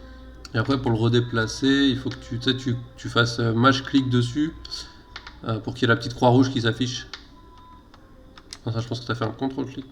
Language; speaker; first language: French; native; French